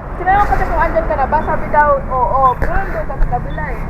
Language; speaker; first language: Filipino; native; Filipino